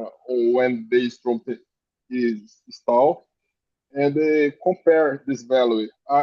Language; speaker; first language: English; non-native, learner; Portuguese